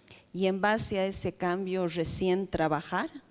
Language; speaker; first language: Spanish; native; Spanish